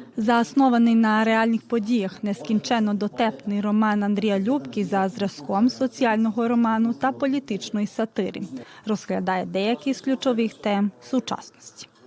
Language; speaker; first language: Ukrainian; early bilingual, heritage; Ukrainian